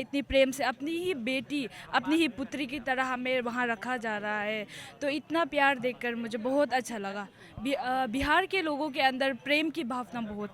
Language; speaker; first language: Hindi; non-native, local second language; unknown